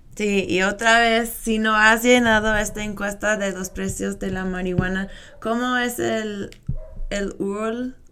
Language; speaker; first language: Spanish; non-native, fluent; English